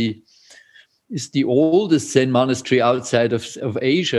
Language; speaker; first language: English; non-native, fluent; German